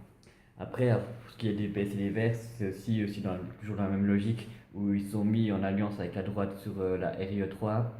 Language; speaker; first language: French; native; French